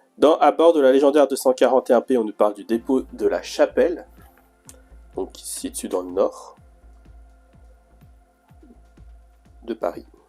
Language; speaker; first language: French; native; French